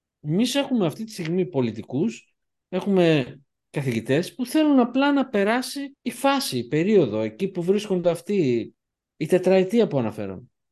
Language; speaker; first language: Greek; early bilingual, heritage; Greek